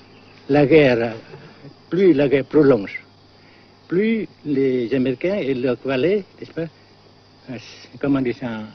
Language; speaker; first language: French; non-native, fluent; Vietnamese